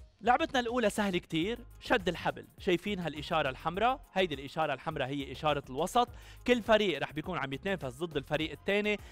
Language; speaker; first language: Arabic; native; Arabic